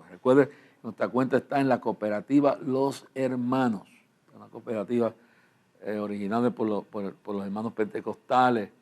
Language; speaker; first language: Spanish; native; Spanish